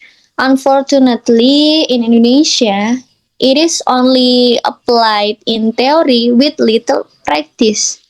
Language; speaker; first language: English; non-native, learner; Indonesian